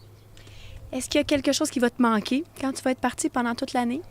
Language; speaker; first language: French; native; French